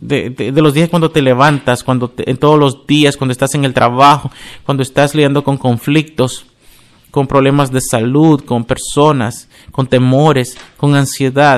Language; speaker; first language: Spanish; non-native, fluent; English